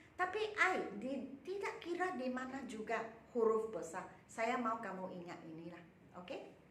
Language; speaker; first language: Malay; non-native, local second language; Chinese